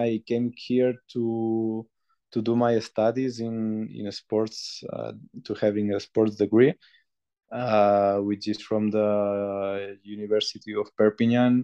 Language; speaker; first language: English; non-native, fluent; Spanish